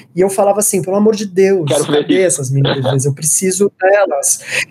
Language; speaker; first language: Portuguese; native; Portuguese